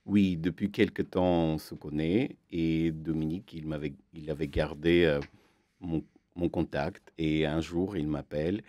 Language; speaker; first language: French; non-native, fluent; Armenian